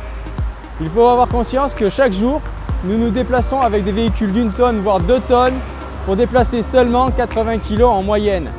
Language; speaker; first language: French; native; French